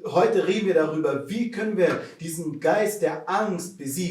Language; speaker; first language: German; non-native, fluent; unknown